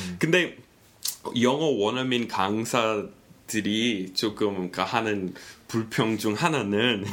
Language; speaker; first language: Korean; non-native, fluent; English